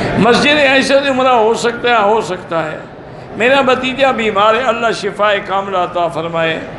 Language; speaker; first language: Urdu; early bilingual, heritage; Urdu